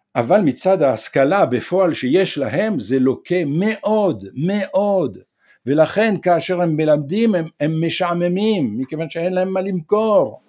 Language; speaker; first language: Hebrew; non-native, fluent; French